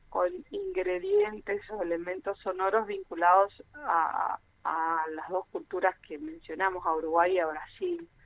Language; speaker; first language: Spanish; early bilingual, other home language; Portuguese